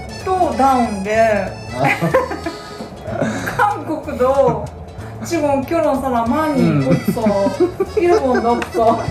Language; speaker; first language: Korean; non-native, learner; Japanese